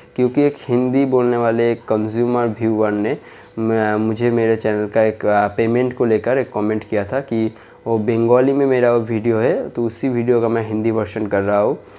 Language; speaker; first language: Hindi; non-native, local second language; Bangla